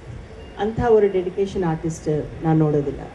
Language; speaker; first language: Kannada; non-native, learner; Telugu